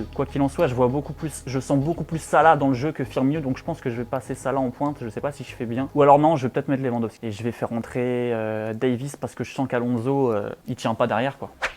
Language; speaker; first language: French; native; French